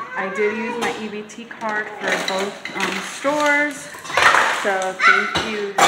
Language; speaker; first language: English; early bilingual, other home language; Spanish